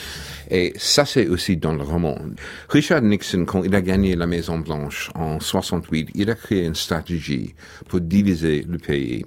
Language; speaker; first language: French; non-native, fluent; English